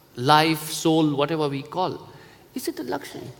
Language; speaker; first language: English; non-native, local second language; Hindi